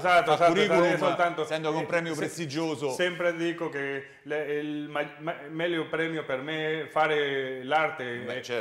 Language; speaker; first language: Italian; non-native, learner; Spanish